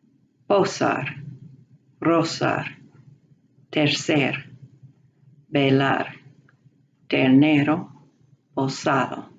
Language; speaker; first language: Spanish; non-native, fluent; English